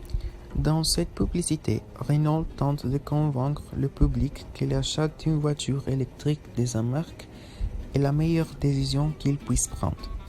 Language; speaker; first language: French; non-native, fluent; Spanish